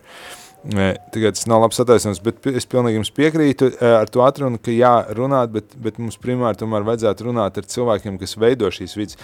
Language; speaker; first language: Latvian; native; Latvian